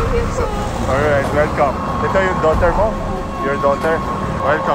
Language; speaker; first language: Filipino; non-native, learner; Arabic